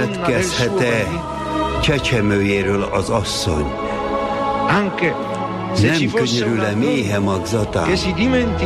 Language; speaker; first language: Hungarian; native; Hungarian